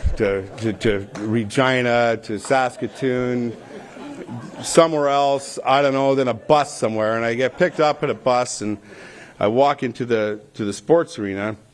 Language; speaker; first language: English; native; English